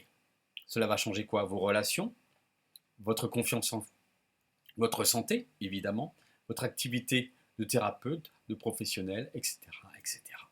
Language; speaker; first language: French; native; French